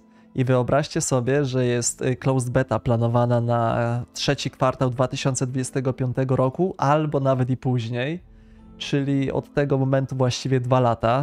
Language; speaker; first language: Polish; native; Polish